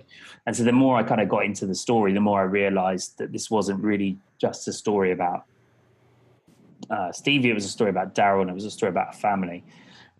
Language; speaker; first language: English; native; English